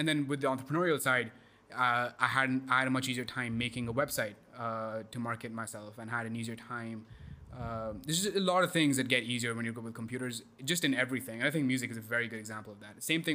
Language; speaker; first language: English; non-native, local second language; Hindi